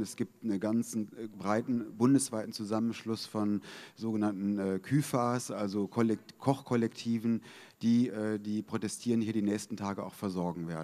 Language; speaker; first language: German; native; German